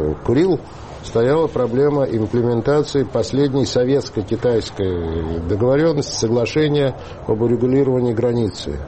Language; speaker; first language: Russian; native; Russian